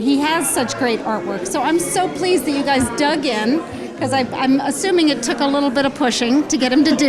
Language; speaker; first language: English; native; English